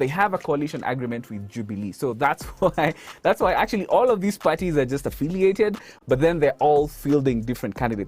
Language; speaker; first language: English; non-native, local second language; Swahili